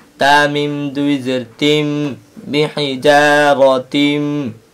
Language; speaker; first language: Arabic; non-native, learner; Bangla